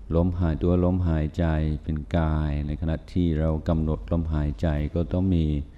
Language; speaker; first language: Thai; non-native, fluent; English